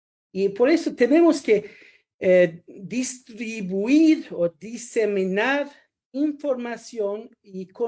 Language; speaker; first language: Spanish; non-native, fluent; Swedish